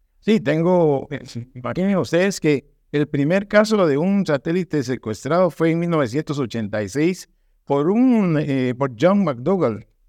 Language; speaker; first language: Spanish; native; Spanish